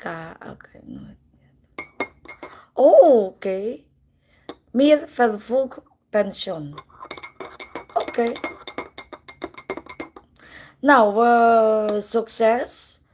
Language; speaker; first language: Dutch; non-native, learner; Filipino